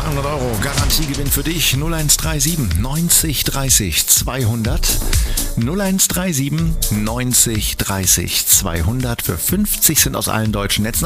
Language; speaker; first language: German; native; German